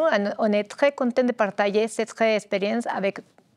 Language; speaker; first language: French; non-native, learner; Spanish